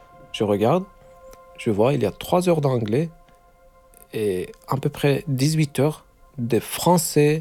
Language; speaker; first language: French; non-native, learner; Turkish